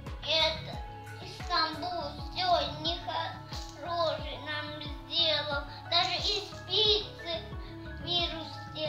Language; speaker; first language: Russian; non-native, local second language; Turkmen